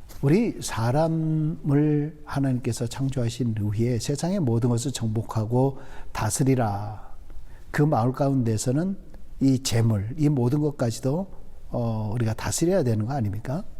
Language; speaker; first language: Korean; native; Korean